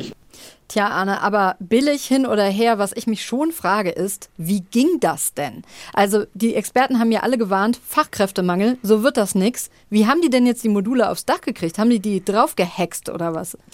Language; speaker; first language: German; native; German